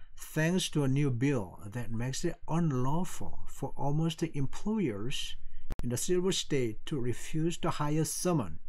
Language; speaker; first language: English; non-native, fluent; Korean